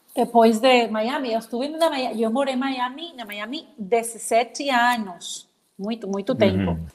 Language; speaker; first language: Portuguese; non-native, learner; Spanish